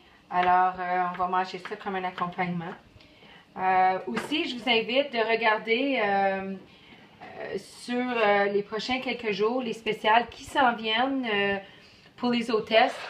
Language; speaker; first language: French; native; French